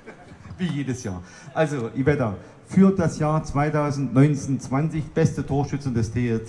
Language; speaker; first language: German; native; German